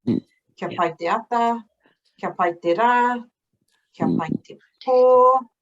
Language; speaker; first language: Māori; non-native, fluent; English